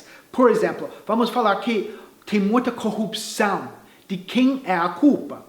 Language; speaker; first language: Portuguese; non-native, fluent; English